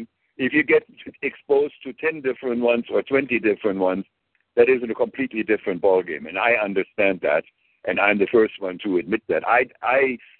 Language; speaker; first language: English; non-native, fluent; German